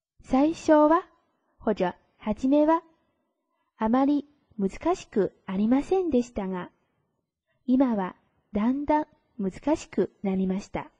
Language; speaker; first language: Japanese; non-native, fluent; Chinese